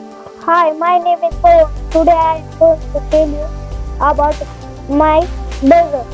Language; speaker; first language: English; non-native, learner; Marathi